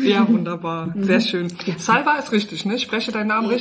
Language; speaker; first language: German; native; German